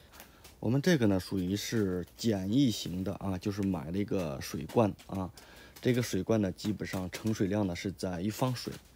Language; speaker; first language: Chinese; native; Chinese